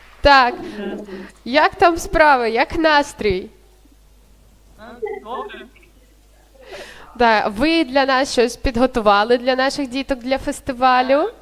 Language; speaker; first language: Ukrainian; native; Ukrainian